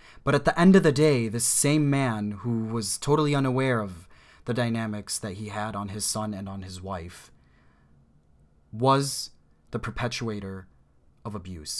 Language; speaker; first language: English; native; English